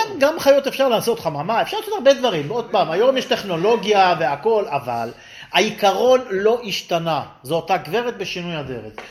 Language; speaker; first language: Hebrew; native; Hebrew